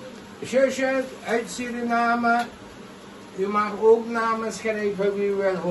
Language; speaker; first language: Dutch; non-native, local second language; Caribbean Hindustani